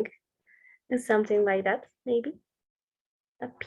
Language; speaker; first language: English; non-native, learner; Spanish